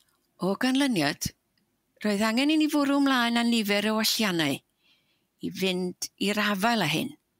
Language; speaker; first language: Welsh; native; Welsh